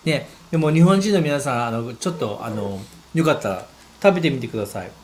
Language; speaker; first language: Japanese; non-native, fluent; English